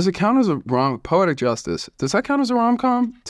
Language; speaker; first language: English; native; English